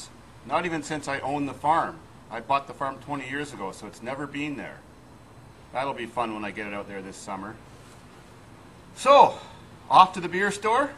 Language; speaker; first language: English; native; English